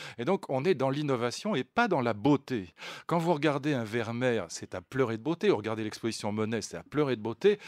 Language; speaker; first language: French; native; French